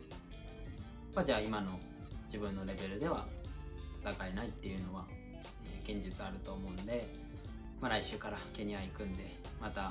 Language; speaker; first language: Japanese; native; Japanese